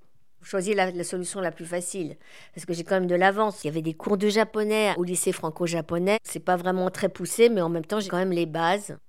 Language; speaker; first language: French; native; French